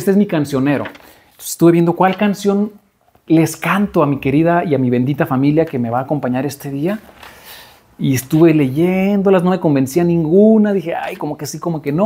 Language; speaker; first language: Spanish; native; Spanish